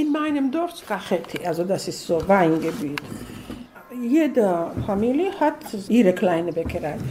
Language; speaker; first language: German; non-native, fluent; Georgian